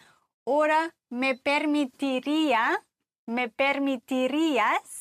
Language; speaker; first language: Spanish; non-native, fluent; German